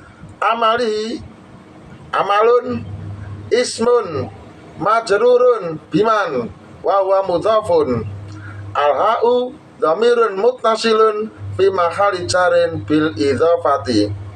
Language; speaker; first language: Arabic; non-native, fluent; Javanese